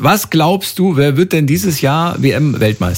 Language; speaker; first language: German; native; German